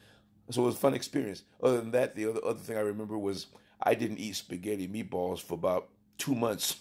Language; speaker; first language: English; native; English